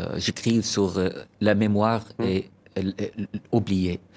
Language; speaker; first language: French; non-native, fluent; Arabic